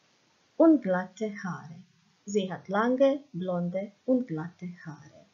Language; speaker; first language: German; non-native, fluent; Croatian